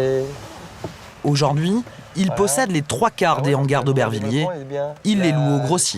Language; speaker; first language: French; native; French